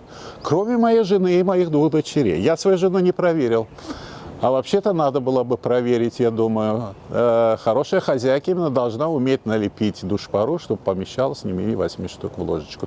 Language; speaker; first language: Russian; native; Russian